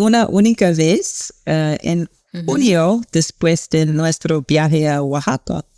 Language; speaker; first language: Spanish; non-native, learner; English